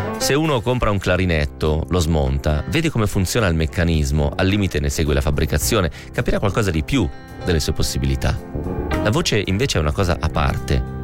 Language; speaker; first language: Italian; non-native, fluent; Greek